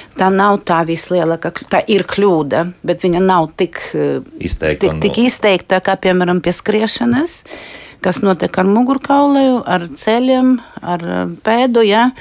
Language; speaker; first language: Latvian; non-native, local second language; Russian